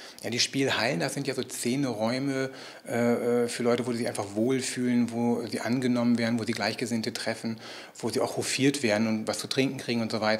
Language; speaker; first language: German; native; German